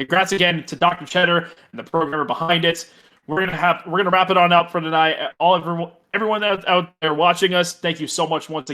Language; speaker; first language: English; native; English